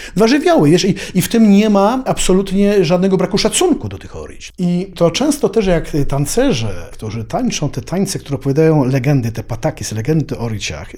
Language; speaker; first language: Polish; native; Polish